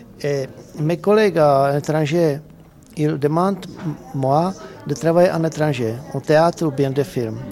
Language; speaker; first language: French; non-native, learner; Czech